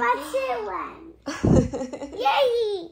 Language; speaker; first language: Polish; early bilingual, other home language; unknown